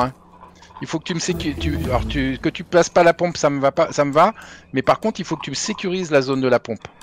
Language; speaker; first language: French; native; French